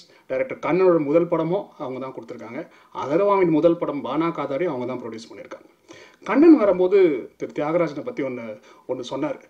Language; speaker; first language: Tamil; native; Tamil